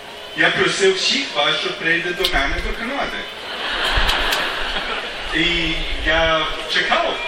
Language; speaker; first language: Ukrainian; non-native, learner; English